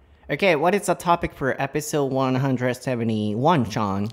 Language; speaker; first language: English; non-native, fluent; Japanese